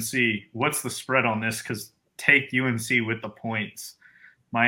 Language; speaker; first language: English; native; English